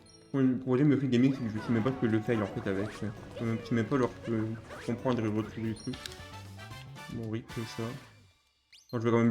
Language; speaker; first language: French; native; French